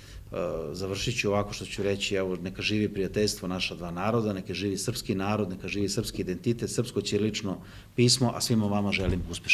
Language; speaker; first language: Bosnian; native; Bosnian